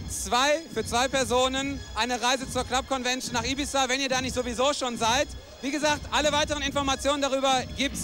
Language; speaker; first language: German; native; German